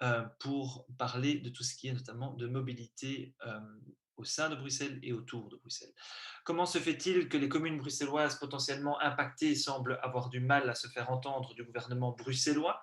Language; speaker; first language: French; native; French